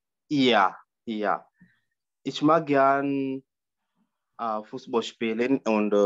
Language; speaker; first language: German; non-native, learner; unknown